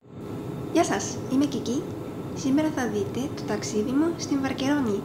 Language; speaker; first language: Greek; non-native, fluent; Japanese